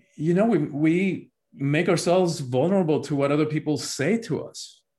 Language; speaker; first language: English; early bilingual, other home language; Spanish